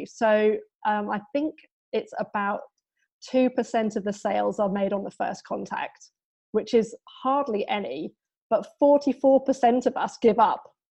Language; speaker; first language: English; native; English